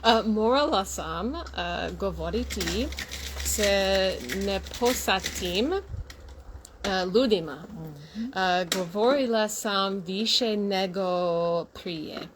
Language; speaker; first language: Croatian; non-native, learner; English